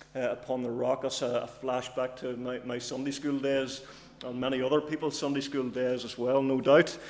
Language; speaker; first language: English; native; English